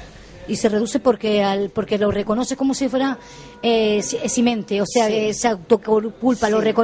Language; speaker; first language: Spanish; native; Spanish